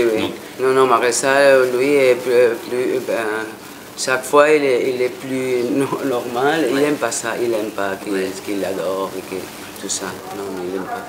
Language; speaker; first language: French; non-native, fluent; Spanish